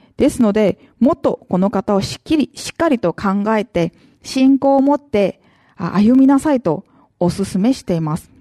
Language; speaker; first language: Japanese; non-native, fluent; Korean